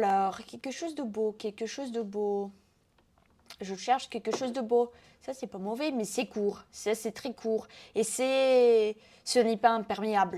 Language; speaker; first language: French; non-native, fluent; Russian